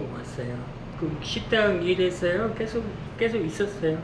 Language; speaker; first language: Korean; non-native, learner; Portuguese